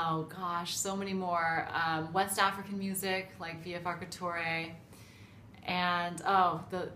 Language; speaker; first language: English; native; English